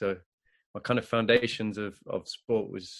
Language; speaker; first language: English; native; English